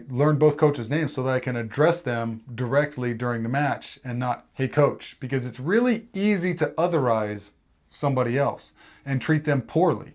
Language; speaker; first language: English; native; English